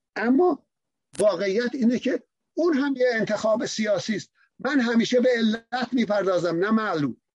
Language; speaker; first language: Persian; native; Persian